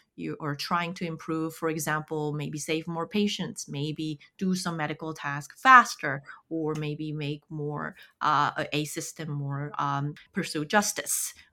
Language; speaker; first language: English; non-native, fluent; Korean